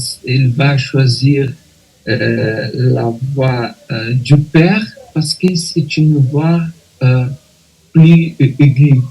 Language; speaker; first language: French; non-native, fluent; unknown